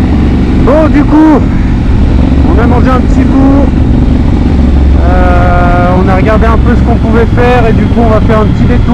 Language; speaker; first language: French; native; French